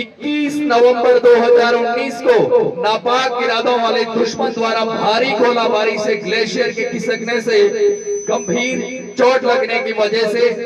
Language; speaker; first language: Hindi; native; Hindi